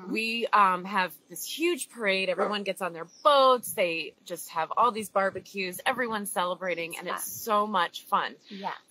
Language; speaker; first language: English; native; English